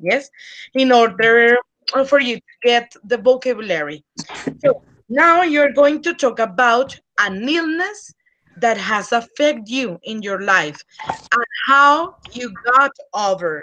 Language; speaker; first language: English; non-native, fluent; Spanish